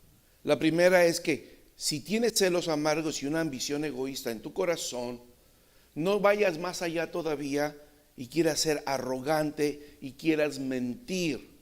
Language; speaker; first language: Spanish; native; Spanish